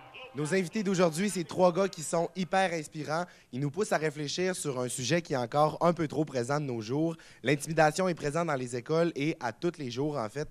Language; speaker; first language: French; native; French